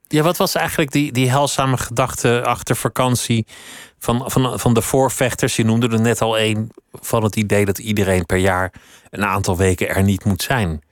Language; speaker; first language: Dutch; native; Dutch